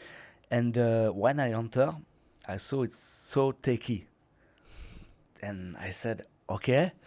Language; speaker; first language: English; non-native, learner; French